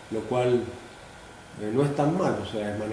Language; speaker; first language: Spanish; native; Spanish